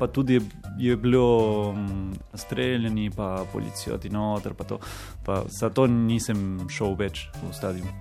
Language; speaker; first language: Slovenian; non-native, learner; Spanish